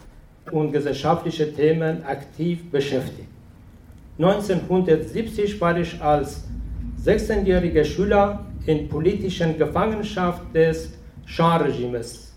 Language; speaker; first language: German; non-native, fluent; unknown